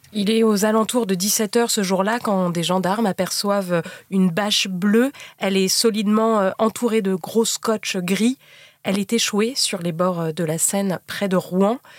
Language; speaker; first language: French; native; French